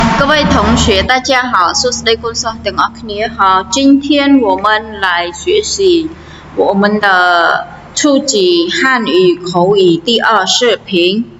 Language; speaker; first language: Chinese; non-native, fluent; Khmer